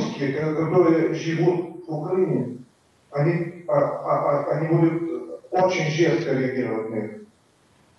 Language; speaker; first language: Russian; non-native, learner; Bulgarian